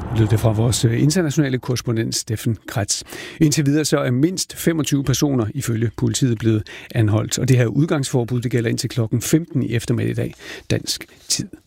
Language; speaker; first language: Danish; native; Danish